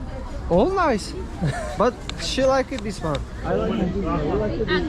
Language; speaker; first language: English; non-native, learner; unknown